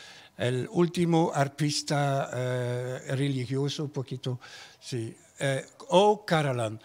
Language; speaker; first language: Spanish; non-native, learner; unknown